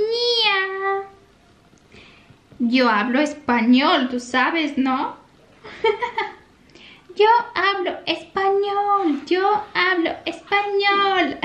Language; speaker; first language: Spanish; non-native, fluent; Bulgarian